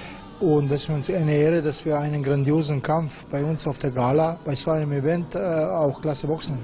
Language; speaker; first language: German; native; German